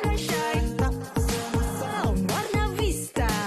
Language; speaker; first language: Malay; native; Malay